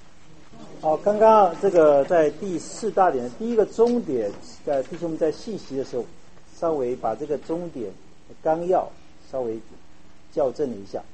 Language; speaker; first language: Chinese; native; Chinese